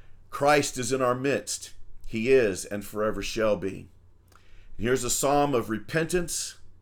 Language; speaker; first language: English; native; English